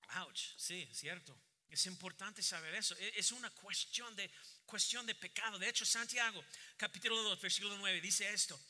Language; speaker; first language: Spanish; non-native, fluent; English